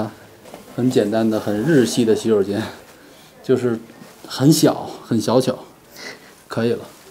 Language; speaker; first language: Chinese; native; Chinese